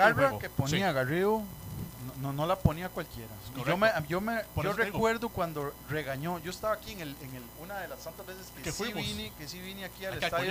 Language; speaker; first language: Spanish; native; Spanish